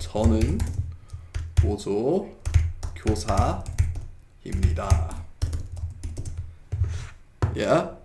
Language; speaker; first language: Korean; non-native, fluent; English